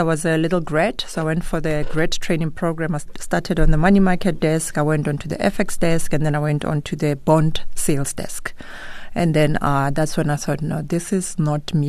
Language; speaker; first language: English; non-native, local second language; Tswana